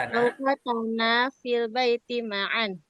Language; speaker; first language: Arabic; non-native, learner; Indonesian